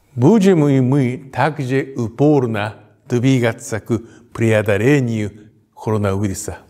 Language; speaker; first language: Russian; non-native, fluent; Japanese